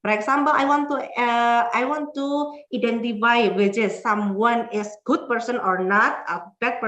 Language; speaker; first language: English; non-native, fluent; Indonesian